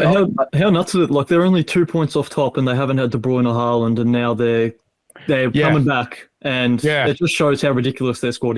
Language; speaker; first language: English; native; English